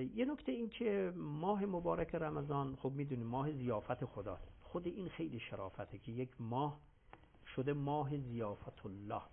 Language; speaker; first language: Persian; native; Persian